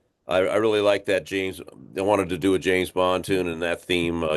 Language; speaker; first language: English; native; English